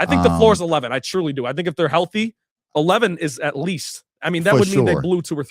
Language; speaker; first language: English; native; English